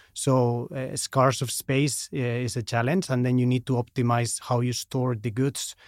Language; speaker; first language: English; non-native, fluent; Spanish